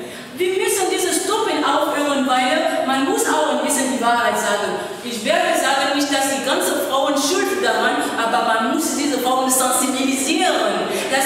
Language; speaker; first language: German; non-native, learner; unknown